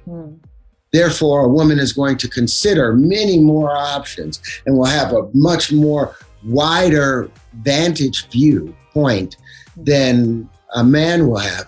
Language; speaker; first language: English; native; English